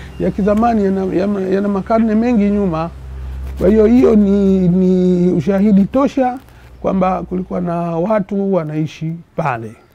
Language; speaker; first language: Swahili; native; Swahili